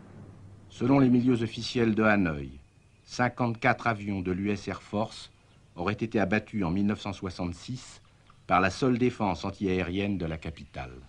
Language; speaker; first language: French; native; French